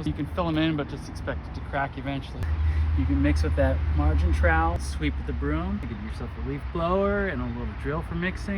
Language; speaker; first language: English; native; English